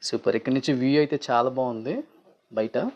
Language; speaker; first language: Telugu; native; Telugu